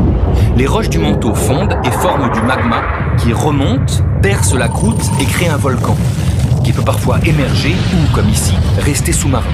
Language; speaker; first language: French; native; French